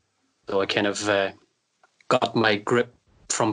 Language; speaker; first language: English; native; English